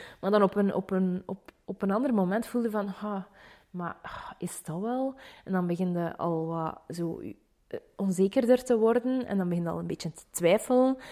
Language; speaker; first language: Dutch; native; Dutch